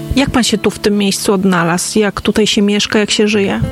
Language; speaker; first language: Polish; native; Polish